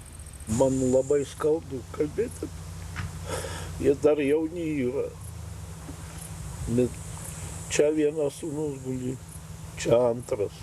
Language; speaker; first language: Lithuanian; non-native, local second language; Romany